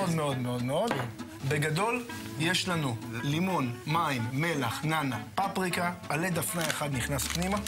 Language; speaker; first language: Hebrew; native; Hebrew